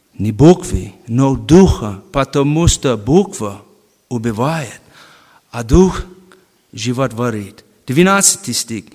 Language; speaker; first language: Russian; non-native, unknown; English